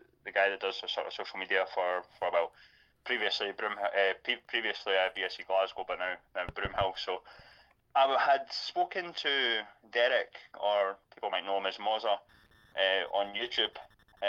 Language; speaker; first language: English; native; English